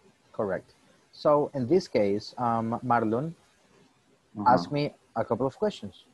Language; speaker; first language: English; non-native, fluent; Spanish